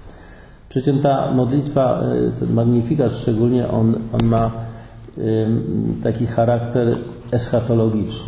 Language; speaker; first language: Polish; native; Polish